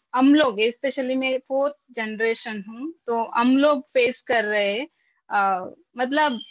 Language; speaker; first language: Hindi; non-native, local second language; Kannada